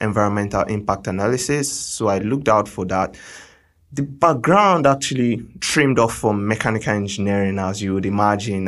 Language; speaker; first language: English; non-native, local second language; Yoruba